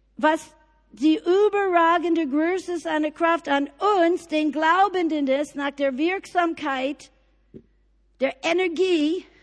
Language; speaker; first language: German; non-native, fluent; English